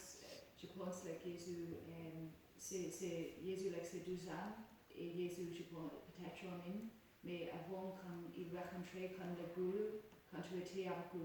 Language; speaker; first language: French; non-native, learner; English